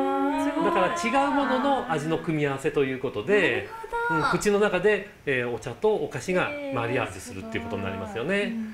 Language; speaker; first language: Japanese; native; Japanese